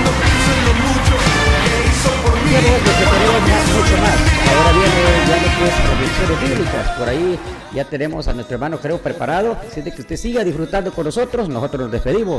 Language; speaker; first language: Spanish; native; Spanish